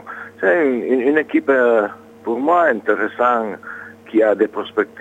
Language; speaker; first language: French; non-native, learner; Italian